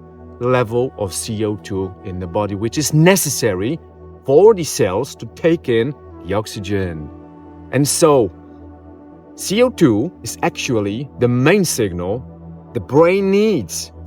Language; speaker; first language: English; non-native, fluent; Polish